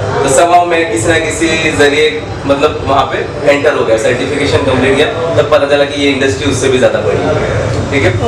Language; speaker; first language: Hindi; native; Hindi